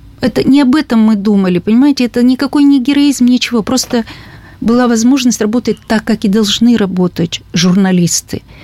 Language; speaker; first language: Russian; native; Russian